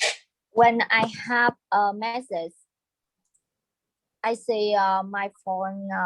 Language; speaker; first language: English; non-native, learner; Vietnamese